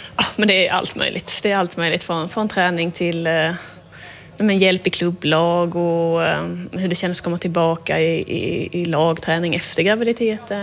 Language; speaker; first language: Swedish; native; Swedish